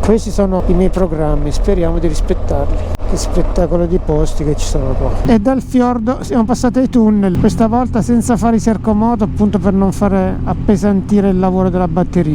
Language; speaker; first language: Italian; native; Italian